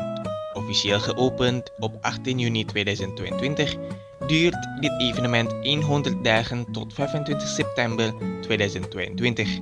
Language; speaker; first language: Dutch; non-native, fluent; Indonesian